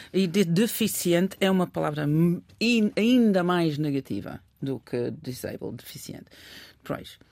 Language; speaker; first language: Portuguese; non-native, fluent; English